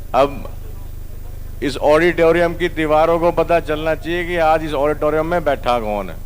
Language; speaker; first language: Hindi; native; Hindi